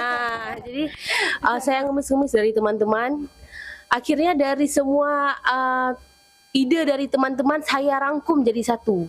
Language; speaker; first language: Indonesian; non-native, local second language; Achinese